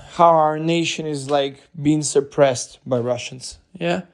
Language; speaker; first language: English; non-native, fluent; Ukrainian